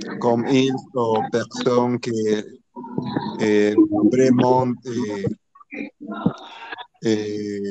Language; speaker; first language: French; non-native, learner; Spanish